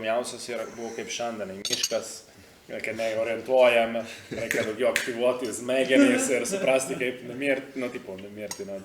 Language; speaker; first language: Lithuanian; non-native, learner; Italian